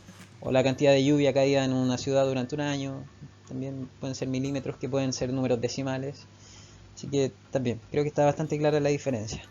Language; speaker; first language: Spanish; native; Spanish